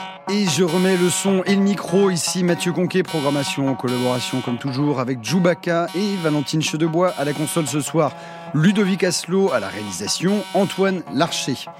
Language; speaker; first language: French; native; French